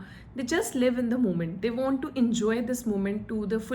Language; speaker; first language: English; non-native, local second language; Hindi